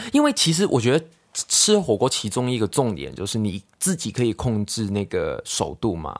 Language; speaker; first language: Chinese; non-native, local second language; Cantonese